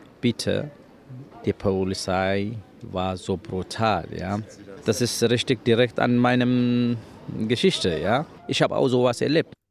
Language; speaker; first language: German; non-native, learner; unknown